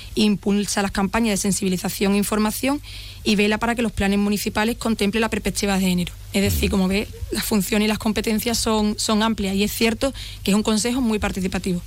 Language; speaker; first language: Spanish; native; Spanish